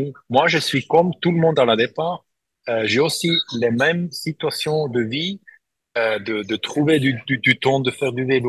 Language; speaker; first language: French; non-native, learner; German